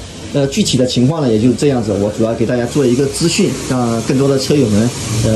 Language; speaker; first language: Chinese; native; Chinese